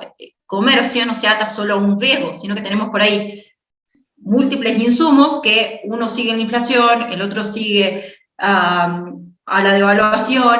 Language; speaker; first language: Spanish; native; Spanish